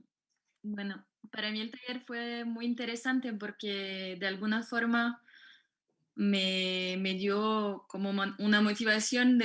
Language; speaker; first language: Spanish; non-native, fluent; French